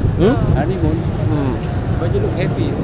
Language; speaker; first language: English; non-native, learner; Indonesian